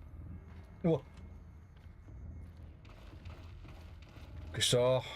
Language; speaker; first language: Japanese; native; Japanese